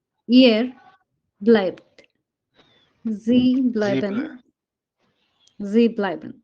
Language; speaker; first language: German; non-native, learner; Hindi